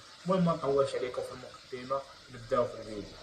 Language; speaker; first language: Arabic; native; Arabic